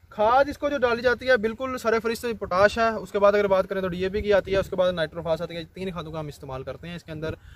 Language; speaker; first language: Urdu; non-native, local second language; Punjabi